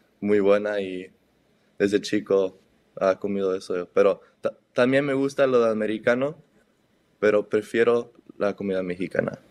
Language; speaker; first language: Spanish; early bilingual, heritage; Spanish